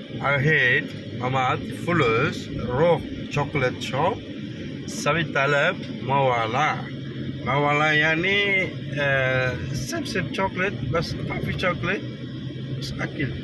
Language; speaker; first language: Arabic; non-native, learner; Tamil